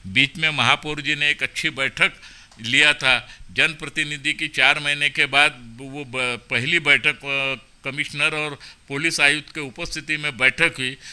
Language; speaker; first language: Hindi; non-native, local second language; Marathi